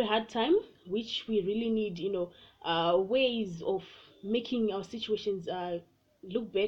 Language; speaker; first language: English; non-native, local second language; Shona